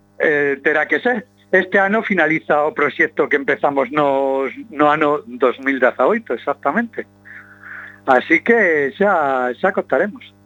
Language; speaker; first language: Galician; non-native, local second language; Spanish